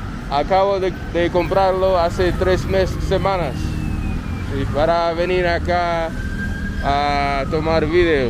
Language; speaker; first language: Spanish; non-native, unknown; English